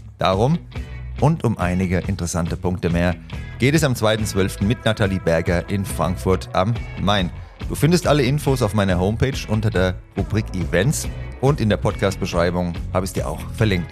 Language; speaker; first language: German; native; German